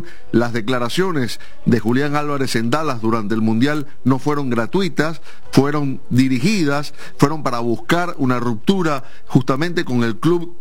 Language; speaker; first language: Spanish; native; Spanish